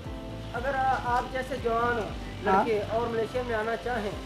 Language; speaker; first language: Hindi; native; Hindi